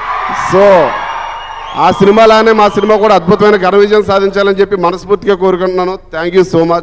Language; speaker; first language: Telugu; native; Telugu